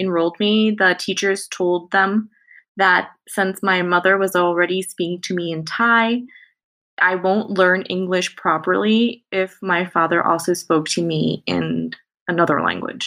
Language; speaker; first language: English; non-native, fluent; Thai